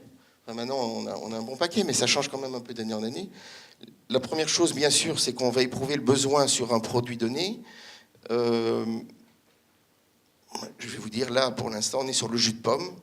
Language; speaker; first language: French; native; French